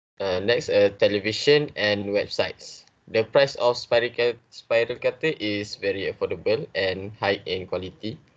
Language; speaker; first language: English; non-native, learner; Malay